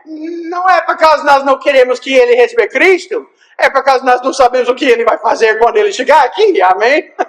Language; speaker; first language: Portuguese; non-native, fluent; English